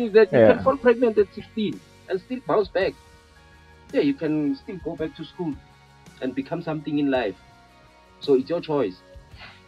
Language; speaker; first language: English; non-native, local second language; Northern Sotho